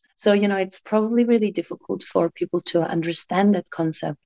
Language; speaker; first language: English; non-native, fluent; Mongolian